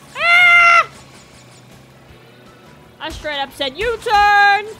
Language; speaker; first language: English; native; English